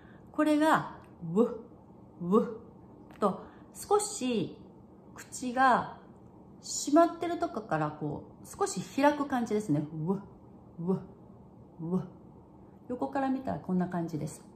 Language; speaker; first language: Japanese; early bilingual, heritage; Japanese